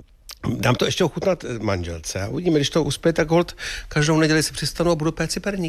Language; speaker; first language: Czech; native; Czech